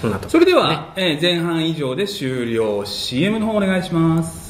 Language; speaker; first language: Japanese; native; Japanese